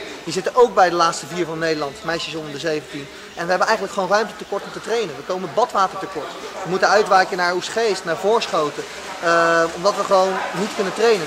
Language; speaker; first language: Dutch; native; Dutch